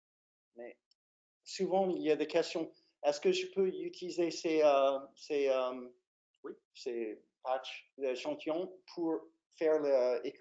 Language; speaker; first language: French; non-native, fluent; English